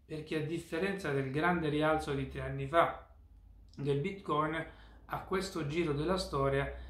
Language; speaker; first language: Italian; native; Italian